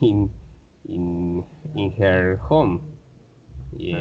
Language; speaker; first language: English; non-native, learner; Spanish